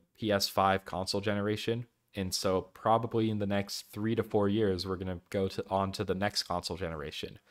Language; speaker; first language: English; native; English